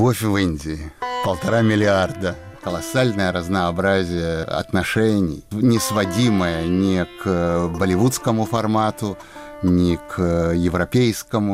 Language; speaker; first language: Russian; native; Russian